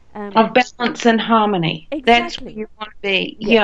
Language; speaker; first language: English; native; English